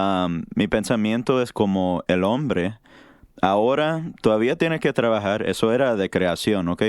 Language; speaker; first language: Spanish; non-native, fluent; English